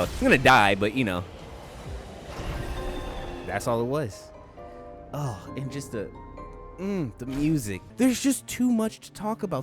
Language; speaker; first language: English; native; English